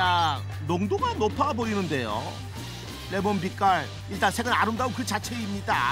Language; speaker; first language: Korean; native; Korean